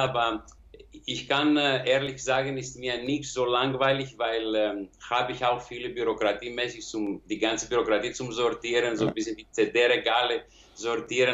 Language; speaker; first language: German; non-native, learner; Greek